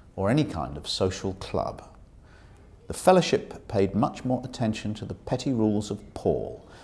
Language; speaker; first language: English; native; English